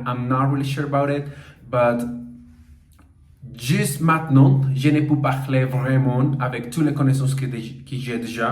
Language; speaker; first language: French; non-native, learner; Portuguese